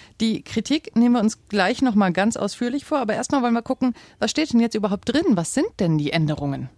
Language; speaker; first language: German; native; German